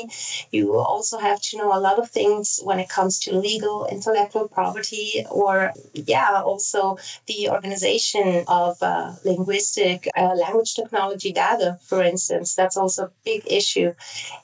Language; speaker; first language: English; non-native, fluent; Italian